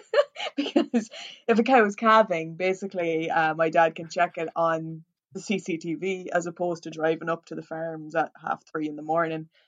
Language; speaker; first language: English; native; English